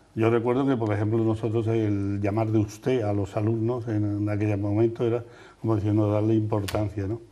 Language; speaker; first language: Spanish; native; Spanish